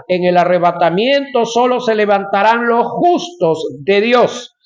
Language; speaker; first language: Spanish; native; Spanish